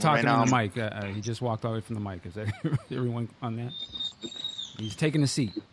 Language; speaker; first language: English; native; English